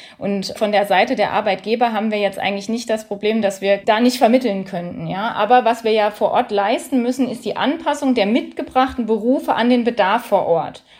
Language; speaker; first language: German; native; German